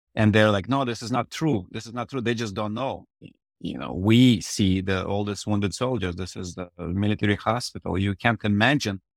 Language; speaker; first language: English; non-native, fluent; Russian